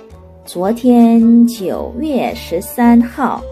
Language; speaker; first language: Chinese; non-native, fluent; Korean